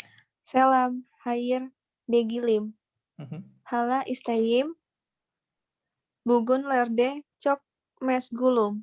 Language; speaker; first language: Turkish; non-native, learner; Indonesian